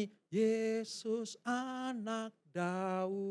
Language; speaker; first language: Indonesian; native; Indonesian